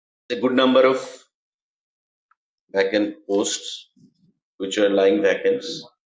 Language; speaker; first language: English; non-native, local second language; Bangla